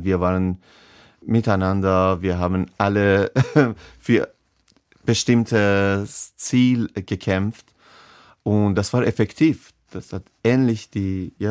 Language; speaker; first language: German; non-native, fluent; Persian